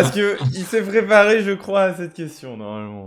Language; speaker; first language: French; native; French